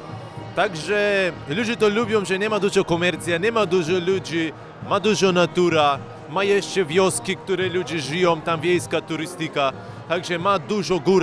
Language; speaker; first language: Polish; non-native, learner; Macedonian